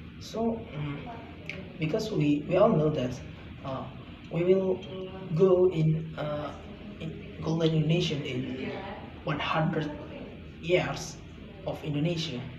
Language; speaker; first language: English; non-native, learner; Indonesian